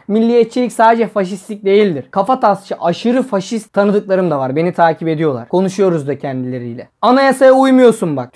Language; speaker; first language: Turkish; native; Turkish